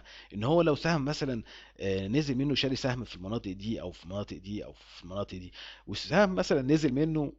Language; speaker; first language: Arabic; native; Arabic